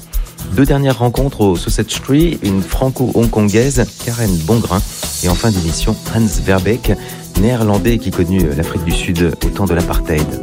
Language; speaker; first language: French; native; French